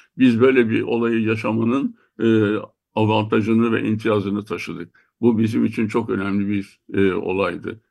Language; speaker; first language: Turkish; native; Turkish